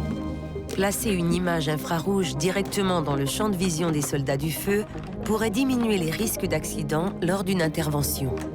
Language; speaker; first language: French; native; French